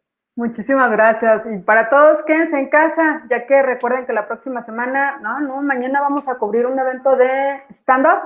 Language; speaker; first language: Spanish; native; Spanish